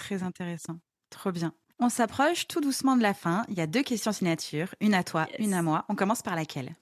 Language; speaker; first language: French; native; French